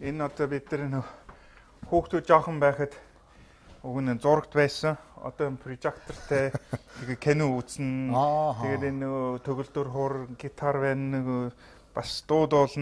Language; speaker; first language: Mongolian; non-native, fluent; English